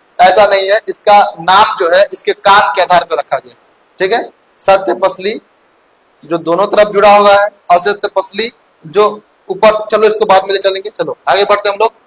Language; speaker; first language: Hindi; native; Hindi